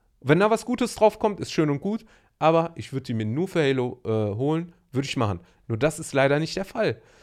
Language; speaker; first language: German; early bilingual, other home language; Arabic